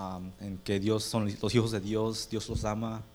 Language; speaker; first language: Spanish; early bilingual, heritage; Spanish